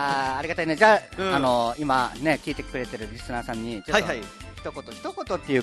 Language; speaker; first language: Japanese; native; Japanese